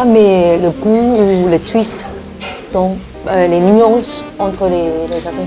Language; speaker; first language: French; non-native, learner; Chinese